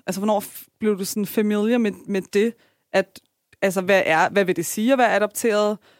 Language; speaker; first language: Danish; early bilingual, other home language; Persian